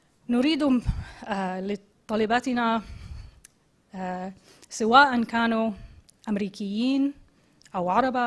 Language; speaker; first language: Arabic; non-native, fluent; English